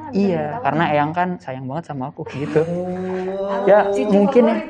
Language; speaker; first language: Indonesian; native; Indonesian